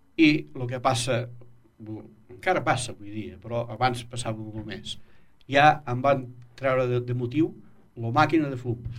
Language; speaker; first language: Catalan; native; Catalan